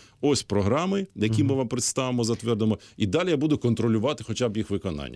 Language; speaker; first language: Ukrainian; native; Ukrainian